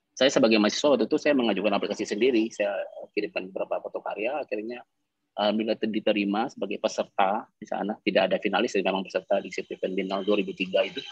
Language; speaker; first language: Indonesian; non-native, local second language; Minangkabau